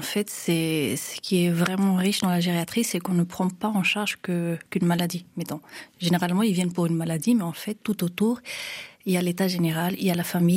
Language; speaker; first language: French; non-native, local second language; Malagasy